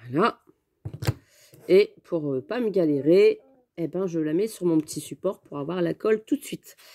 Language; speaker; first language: French; native; French